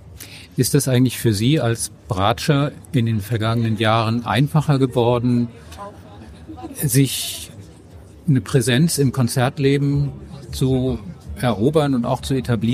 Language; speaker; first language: German; native; German